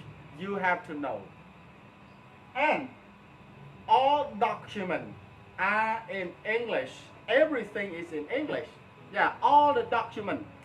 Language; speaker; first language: English; non-native, fluent; Khmer